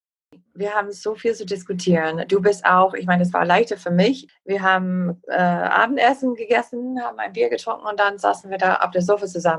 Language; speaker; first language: German; non-native, fluent; English